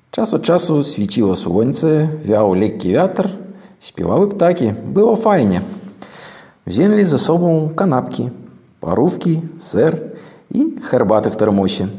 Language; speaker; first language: Polish; non-native, fluent; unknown